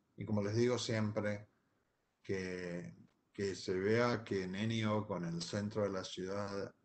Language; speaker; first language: Spanish; native; Spanish